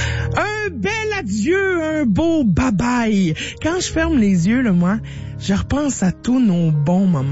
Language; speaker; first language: French; native; French